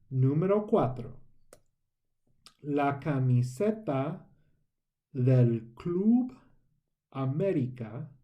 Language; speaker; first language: Spanish; non-native, fluent; English